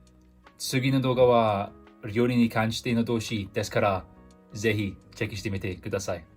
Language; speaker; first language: Japanese; non-native, fluent; English